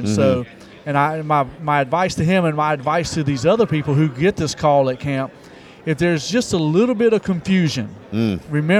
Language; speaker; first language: English; native; English